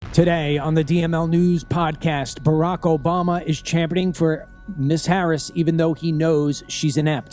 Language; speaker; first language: English; native; English